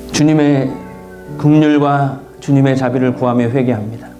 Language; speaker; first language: Korean; native; Korean